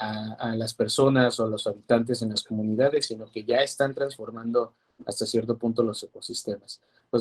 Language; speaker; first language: Spanish; native; Spanish